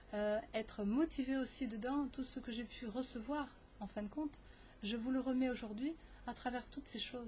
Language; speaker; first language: French; native; French